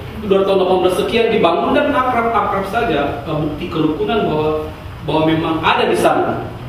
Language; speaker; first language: Indonesian; native; Indonesian